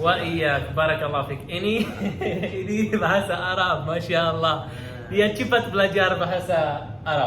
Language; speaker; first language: Indonesian; non-native, learner; Arabic